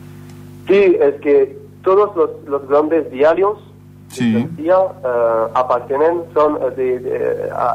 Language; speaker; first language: Spanish; non-native, learner; French